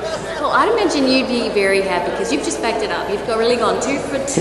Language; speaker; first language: English; native; English